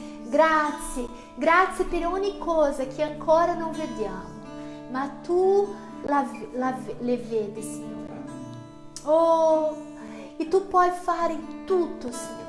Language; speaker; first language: Italian; non-native, fluent; Portuguese